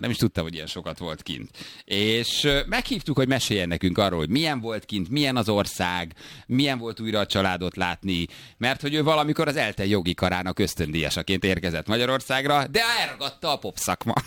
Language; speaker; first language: Hungarian; native; Hungarian